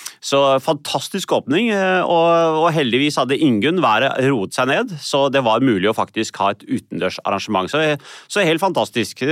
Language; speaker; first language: Norwegian; early bilingual, other home language; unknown